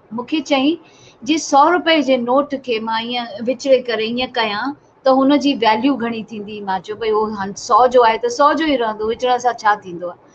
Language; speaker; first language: Sindhi; native; Sindhi